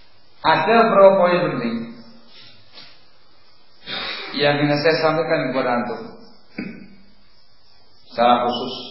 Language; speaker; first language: Indonesian; native; Indonesian